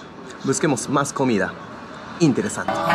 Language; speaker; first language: Spanish; non-native, fluent; Japanese